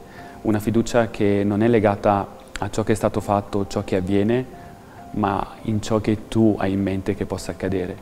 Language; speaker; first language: Italian; native; Italian